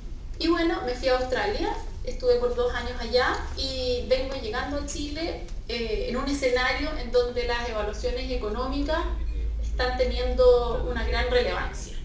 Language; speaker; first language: Spanish; native; Spanish